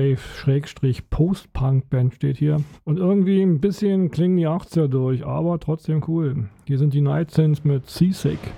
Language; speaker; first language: German; native; German